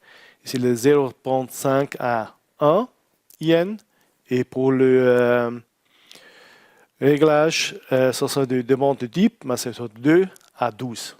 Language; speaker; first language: French; non-native, learner; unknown